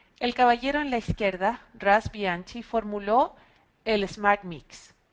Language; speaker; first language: Spanish; native; Spanish